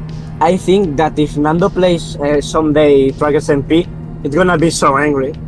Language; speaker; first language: English; non-native, learner; Spanish